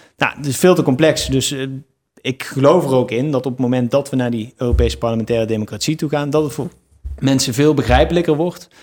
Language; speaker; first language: Dutch; native; Dutch